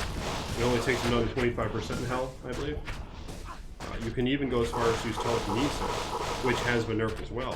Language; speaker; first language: English; native; English